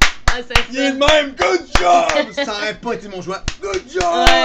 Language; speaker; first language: French; native; French